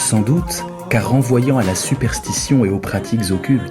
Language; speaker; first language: French; native; French